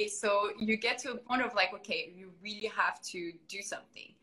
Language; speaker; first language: English; non-native, fluent; French